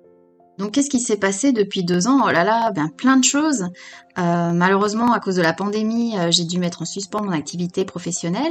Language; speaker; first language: French; native; French